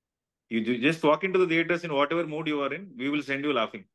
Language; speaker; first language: Telugu; native; Telugu